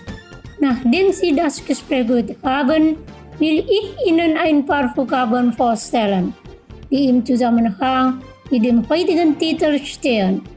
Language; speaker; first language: German; non-native, fluent; Indonesian